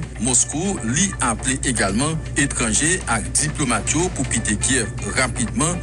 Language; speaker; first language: French; non-native, local second language; Haitian Creole